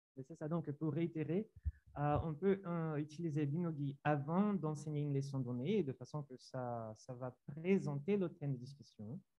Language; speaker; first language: French; non-native, fluent; Portuguese